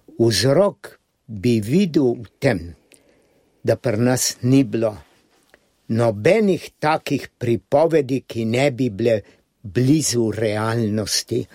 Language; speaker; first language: Slovenian; native; Slovenian